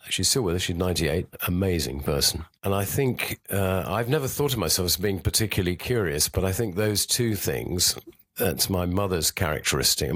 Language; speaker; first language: English; native; English